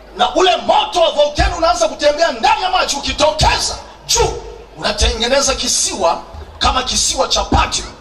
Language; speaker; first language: Swahili; native; Swahili